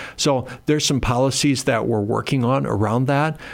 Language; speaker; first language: English; native; English